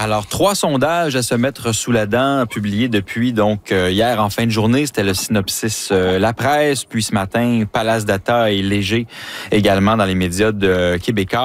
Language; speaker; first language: French; native; French